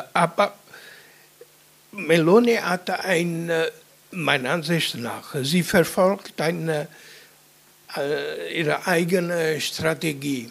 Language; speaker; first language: German; non-native, fluent; Italian